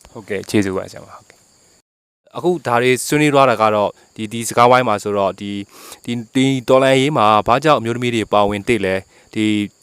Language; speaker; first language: Burmese; non-native, local second language; Mon